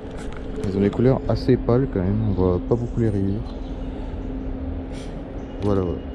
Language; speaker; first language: French; native; French